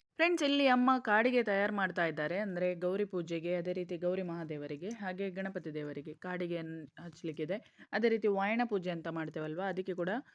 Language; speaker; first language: Kannada; non-native, local second language; Konkani